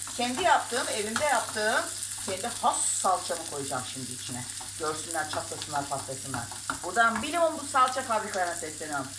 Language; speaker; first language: Turkish; native; Turkish